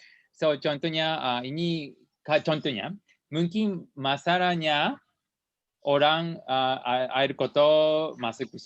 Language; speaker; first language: Indonesian; non-native, learner; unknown